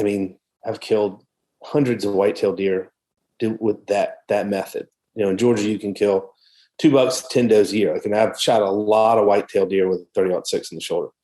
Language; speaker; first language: English; native; English